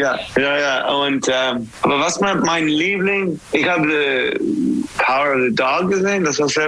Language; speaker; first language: German; non-native, learner; English